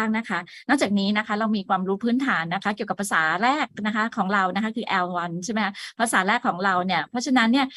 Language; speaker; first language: Thai; native; Thai